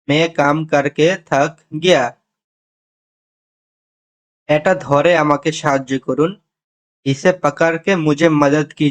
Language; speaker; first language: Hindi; non-native, learner; Bangla